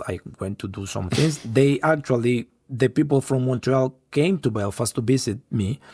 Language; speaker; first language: English; non-native, fluent; Spanish